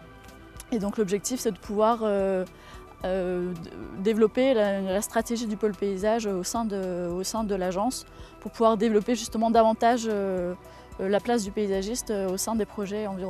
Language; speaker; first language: French; native; French